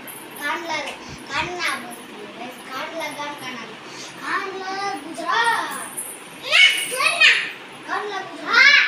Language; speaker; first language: Hindi; non-native, local second language; Gujarati